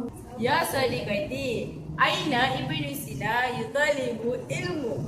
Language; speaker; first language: Arabic; non-native, learner; Malay